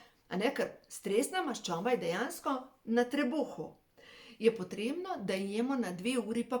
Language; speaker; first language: Slovenian; native; Slovenian